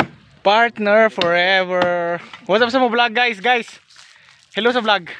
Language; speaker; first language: Filipino; non-native, local second language; Cebuano